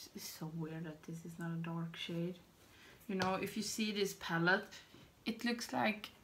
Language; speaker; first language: English; non-native, fluent; Swedish